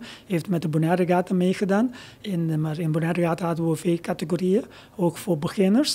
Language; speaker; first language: Dutch; non-native, local second language; Papiamento